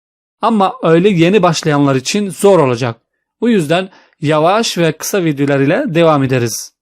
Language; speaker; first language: Turkish; non-native, fluent; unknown